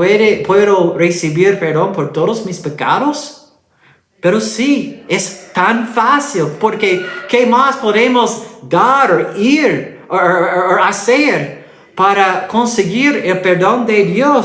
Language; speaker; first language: Spanish; non-native, fluent; English